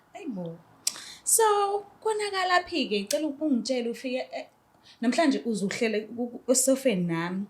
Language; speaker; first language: Zulu; native; Zulu